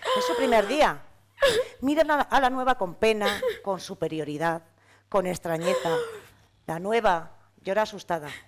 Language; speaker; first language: Spanish; native; Spanish